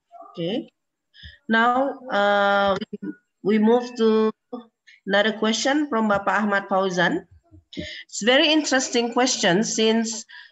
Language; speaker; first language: English; non-native, fluent; Indonesian